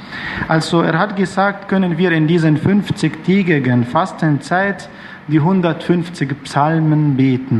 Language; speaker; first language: German; non-native, fluent; Arabic